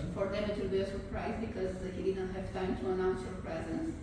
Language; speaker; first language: English; non-native, fluent; Romanian